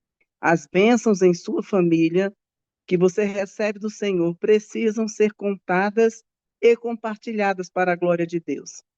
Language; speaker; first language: Portuguese; native; Portuguese